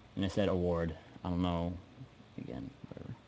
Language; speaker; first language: English; native; English